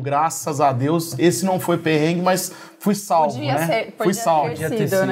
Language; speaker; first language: Portuguese; native; Portuguese